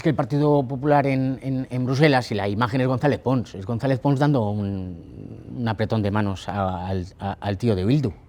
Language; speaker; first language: Spanish; native; Spanish